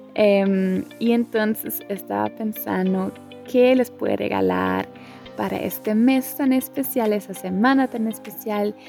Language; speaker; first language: Spanish; non-native, fluent; German